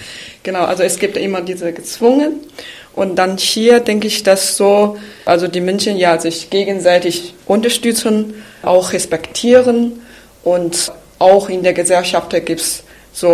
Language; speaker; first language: German; non-native, fluent; Chinese